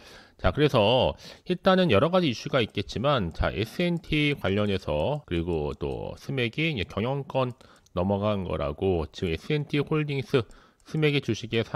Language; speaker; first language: Korean; native; Korean